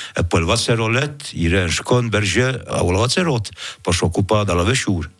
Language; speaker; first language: French; non-native, local second language; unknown